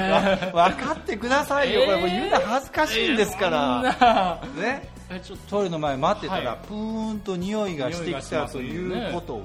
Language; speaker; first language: Japanese; native; Japanese